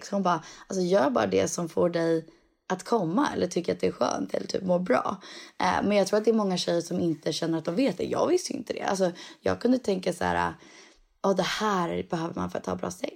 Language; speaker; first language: Swedish; native; Swedish